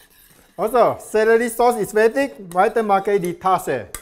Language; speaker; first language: German; non-native, learner; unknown